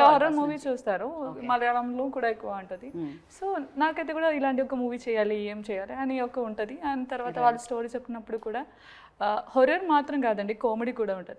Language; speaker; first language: Telugu; non-native, learner; Malayalam